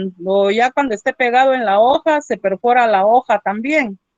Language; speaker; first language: Spanish; native; Spanish